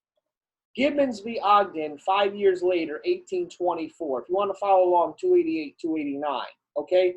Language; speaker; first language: English; native; English